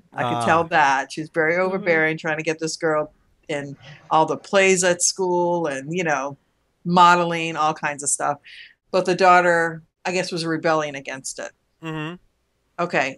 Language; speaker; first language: English; native; English